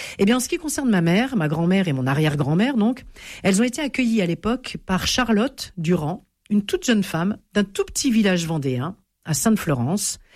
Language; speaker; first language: French; native; French